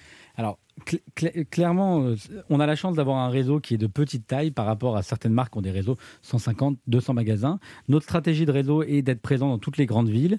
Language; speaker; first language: French; native; French